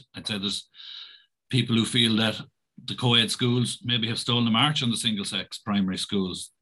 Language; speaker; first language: English; native; English